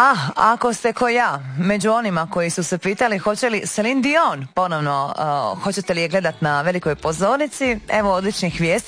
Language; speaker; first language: Serbian; native; Serbian